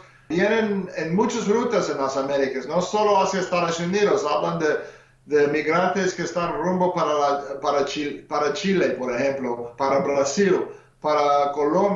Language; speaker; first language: Spanish; non-native, fluent; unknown